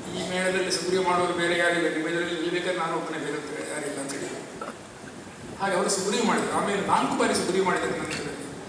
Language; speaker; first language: Kannada; non-native, local second language; Tulu